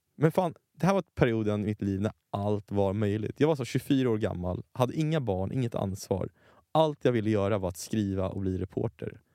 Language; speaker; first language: Swedish; native; Swedish